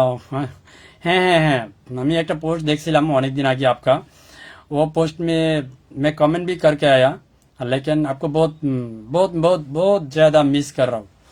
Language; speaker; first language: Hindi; non-native, learner; Bangla